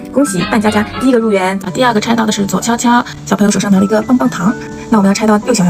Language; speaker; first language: Chinese; native; Chinese